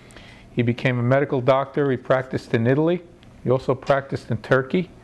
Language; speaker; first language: English; native; English